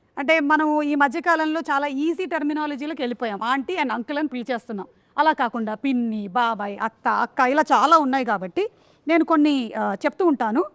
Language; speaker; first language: Telugu; native; Telugu